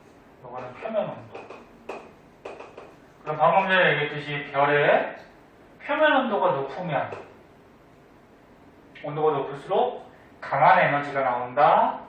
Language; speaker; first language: Korean; native; Korean